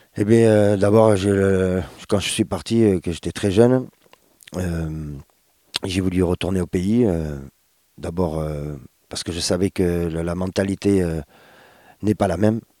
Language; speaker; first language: French; early bilingual, other home language; Spanish